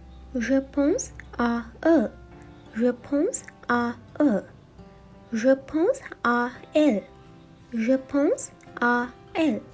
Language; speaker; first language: French; non-native, learner; Sinhala